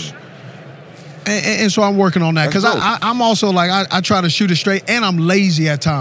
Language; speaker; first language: English; native; English